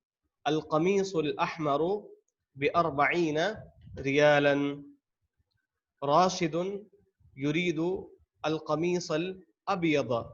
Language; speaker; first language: Arabic; non-native, fluent; Urdu